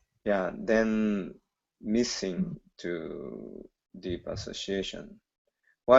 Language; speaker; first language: English; non-native, learner; Japanese